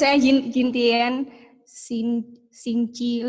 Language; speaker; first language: Chinese; non-native, learner; Indonesian